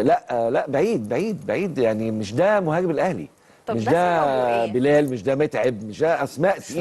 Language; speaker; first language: Arabic; native; Arabic